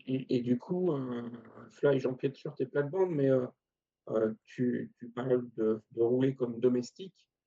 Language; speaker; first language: French; native; French